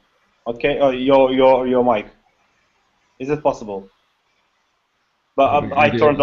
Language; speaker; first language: English; non-native, learner; Russian